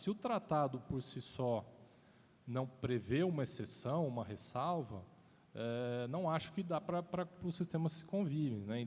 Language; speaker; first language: Portuguese; native; Portuguese